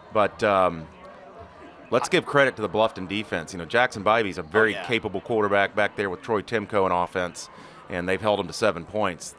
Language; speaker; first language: English; native; English